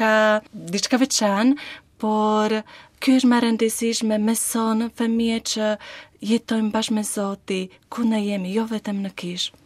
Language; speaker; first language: Albanian; non-native, learner; Slovak